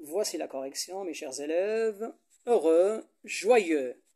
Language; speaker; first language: French; non-native, local second language; Arabic